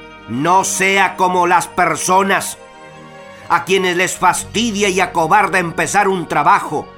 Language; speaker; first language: Spanish; native; Spanish